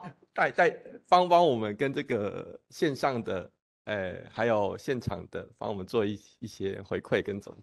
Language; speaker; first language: Chinese; native; Chinese